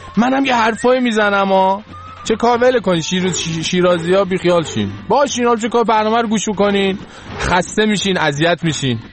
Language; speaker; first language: Persian; native; Persian